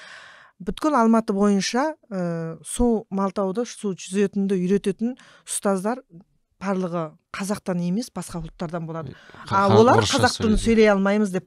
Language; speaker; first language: Kazakh; early bilingual, heritage; Kazakh